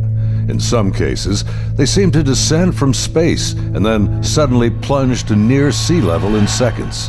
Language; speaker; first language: English; native; English